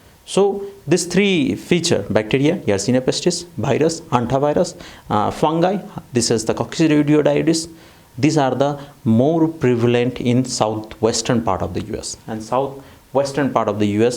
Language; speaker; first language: English; non-native, fluent; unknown